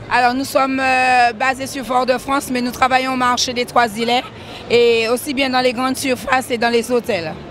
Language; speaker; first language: French; native; French